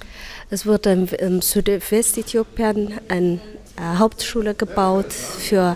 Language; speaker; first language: German; non-native, fluent; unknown